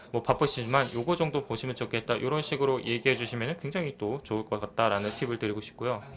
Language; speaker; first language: Korean; native; Korean